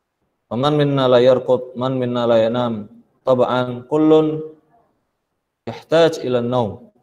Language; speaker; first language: Arabic; non-native, fluent; Indonesian